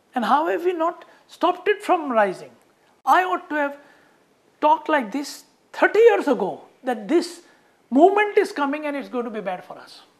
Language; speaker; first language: English; non-native, local second language; Konkani